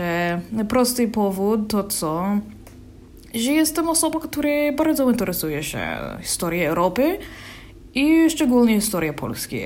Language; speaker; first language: Polish; non-native, learner; English